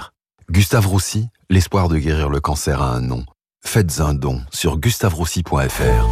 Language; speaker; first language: French; native; French